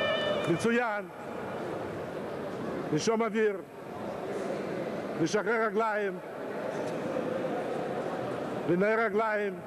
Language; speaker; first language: Hebrew; non-native, fluent; Russian